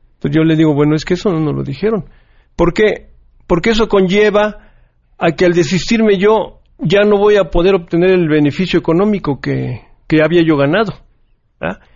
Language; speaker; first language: Spanish; native; Spanish